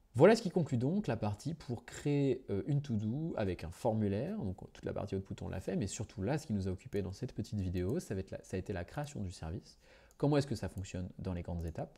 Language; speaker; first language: French; native; French